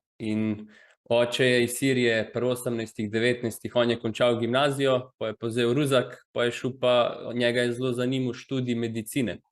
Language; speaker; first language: Slovenian; early bilingual, other home language; Croatian